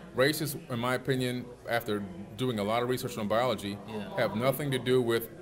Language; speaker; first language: English; native; English